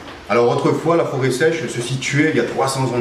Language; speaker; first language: French; native; French